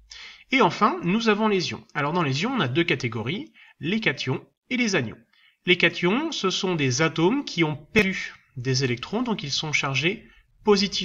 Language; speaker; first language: French; native; French